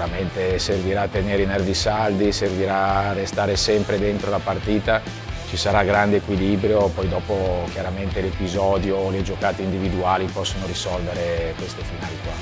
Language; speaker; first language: Italian; native; Italian